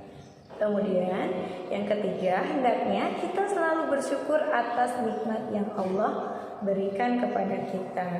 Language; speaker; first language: Indonesian; native; Indonesian